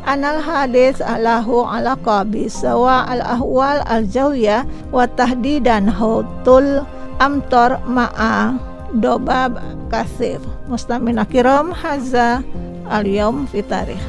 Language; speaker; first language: Arabic; non-native, fluent; Indonesian